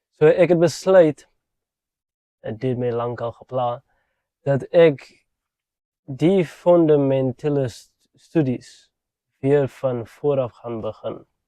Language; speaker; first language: Afrikaans; non-native, local second language; English